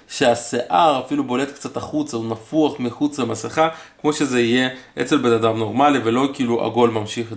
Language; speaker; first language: Hebrew; native; Hebrew